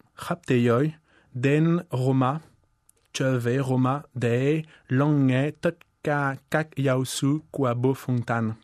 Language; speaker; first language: Vietnamese; non-native, fluent; French